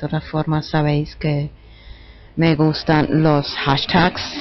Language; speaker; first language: Spanish; non-native, learner; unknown